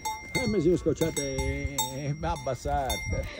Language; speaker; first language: Italian; native; Italian